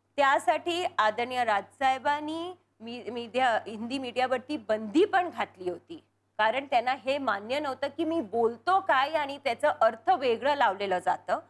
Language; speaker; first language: Marathi; non-native, local second language; Punjabi